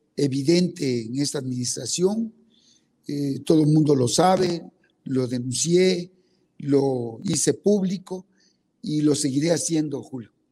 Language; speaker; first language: Spanish; non-native, local second language; Zapotec